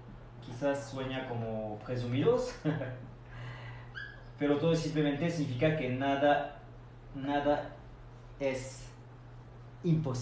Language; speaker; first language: Spanish; non-native, fluent; French